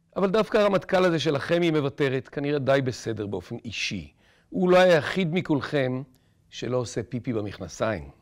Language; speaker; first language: Hebrew; native; Hebrew